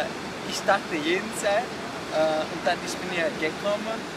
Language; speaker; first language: German; non-native, learner; Turkish